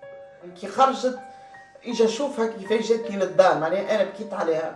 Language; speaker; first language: Arabic; native; Arabic